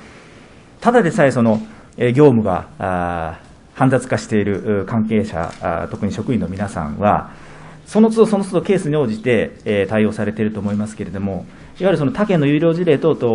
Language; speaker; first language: Japanese; native; Japanese